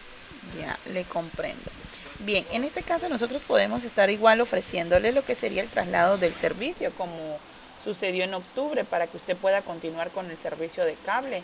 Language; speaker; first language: Spanish; native; Spanish